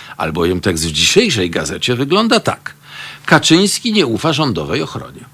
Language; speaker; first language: Polish; native; Polish